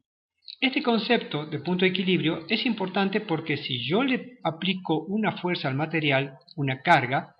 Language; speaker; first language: Spanish; native; Spanish